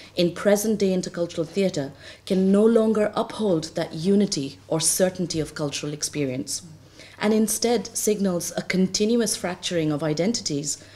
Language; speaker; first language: English; non-native, local second language; Bangla